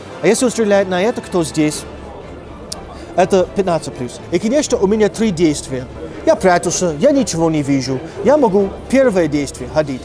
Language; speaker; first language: Russian; non-native, fluent; English